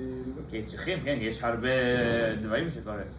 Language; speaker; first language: Hebrew; non-native, fluent; English